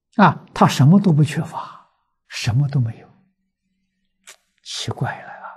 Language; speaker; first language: Chinese; native; Chinese